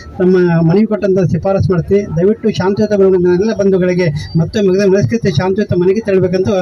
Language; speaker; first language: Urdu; native; Urdu